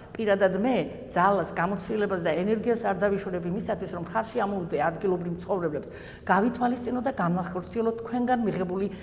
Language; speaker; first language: Georgian; native; Georgian